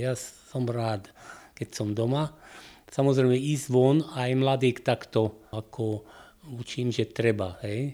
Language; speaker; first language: Slovak; non-native, local second language; Hungarian